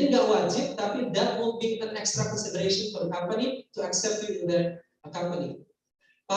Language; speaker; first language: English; non-native, fluent; Indonesian